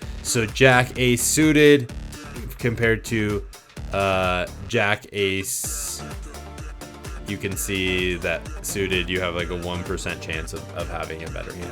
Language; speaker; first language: English; native; English